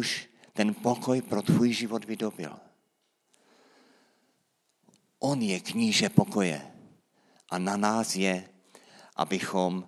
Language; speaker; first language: Czech; native; Czech